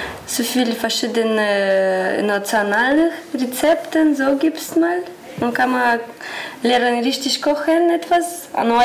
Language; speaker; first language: German; non-native, learner; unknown